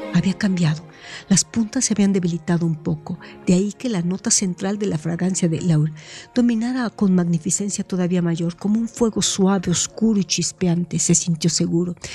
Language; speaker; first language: Spanish; native; Spanish